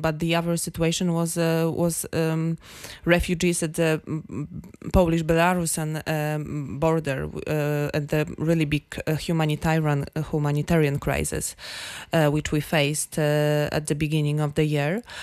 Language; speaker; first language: English; non-native, fluent; Polish